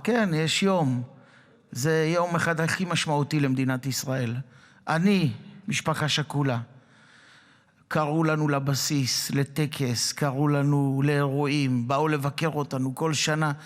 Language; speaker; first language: Hebrew; native; Hebrew